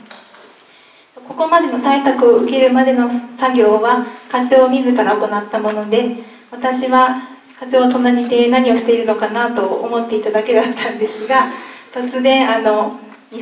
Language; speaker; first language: Japanese; native; Japanese